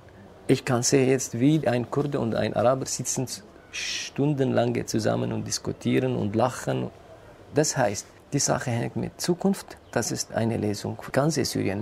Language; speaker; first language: German; non-native, fluent; Kurdish